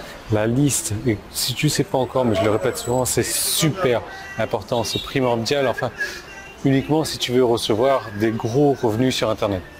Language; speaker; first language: French; native; French